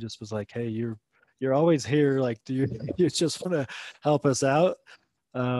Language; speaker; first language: English; native; English